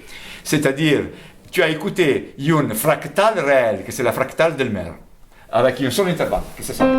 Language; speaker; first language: French; non-native, fluent; Italian